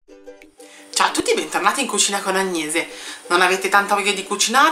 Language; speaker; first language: Italian; native; Italian